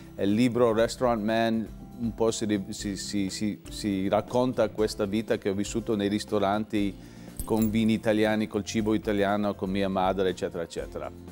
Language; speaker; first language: Italian; early bilingual, other home language; English